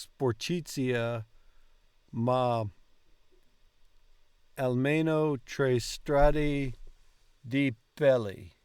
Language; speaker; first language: Italian; non-native, learner; English